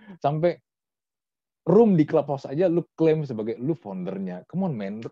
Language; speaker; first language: Indonesian; native; Indonesian